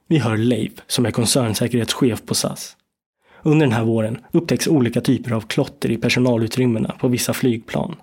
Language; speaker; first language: Swedish; native; Swedish